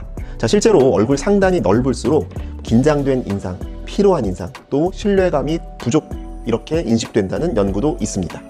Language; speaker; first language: Korean; native; Korean